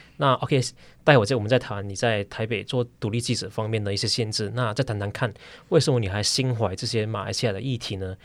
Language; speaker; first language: Chinese; native; Chinese